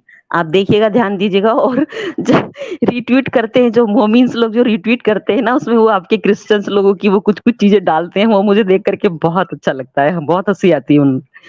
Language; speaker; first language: Hindi; native; Hindi